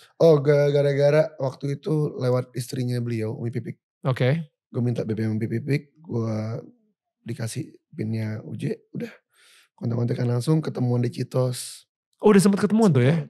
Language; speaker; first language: Indonesian; native; Indonesian